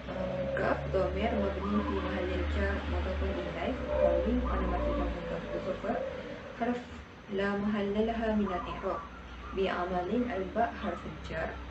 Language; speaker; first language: Arabic; non-native, learner; Malay